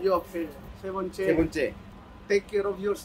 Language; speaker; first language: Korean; non-native, learner; Hindi